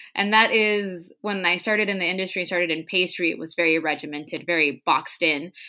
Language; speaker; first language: English; non-native, fluent; Spanish